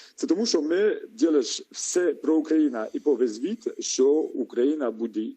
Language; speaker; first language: Ukrainian; non-native, learner; French